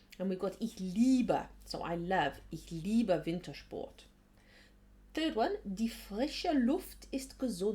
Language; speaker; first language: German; non-native, fluent; English